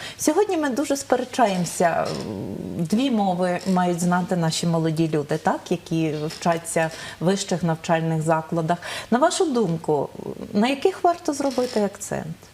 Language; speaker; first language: Ukrainian; native; Ukrainian